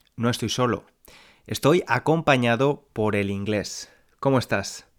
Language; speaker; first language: Spanish; native; Spanish